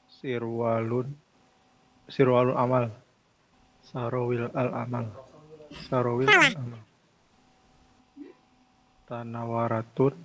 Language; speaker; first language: Arabic; non-native, learner; Indonesian